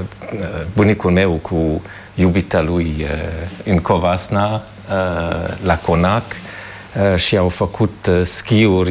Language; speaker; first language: Romanian; non-native, fluent; German